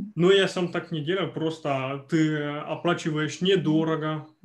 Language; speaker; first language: Russian; non-native, fluent; French